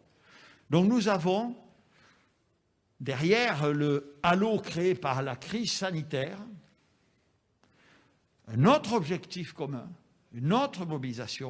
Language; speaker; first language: French; native; French